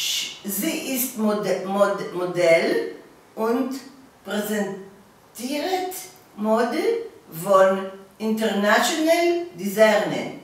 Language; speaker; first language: German; non-native, learner; Hebrew